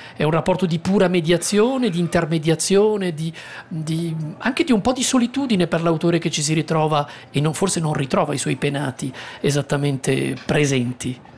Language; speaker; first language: Italian; native; Italian